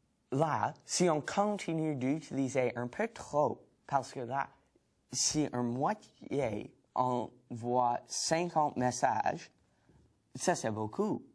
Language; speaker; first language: French; non-native, learner; English